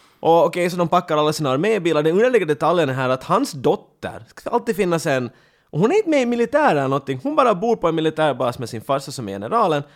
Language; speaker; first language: Swedish; native; Swedish